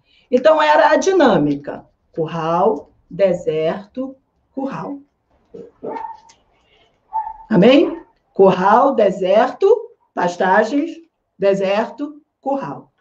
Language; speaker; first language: Portuguese; native; Portuguese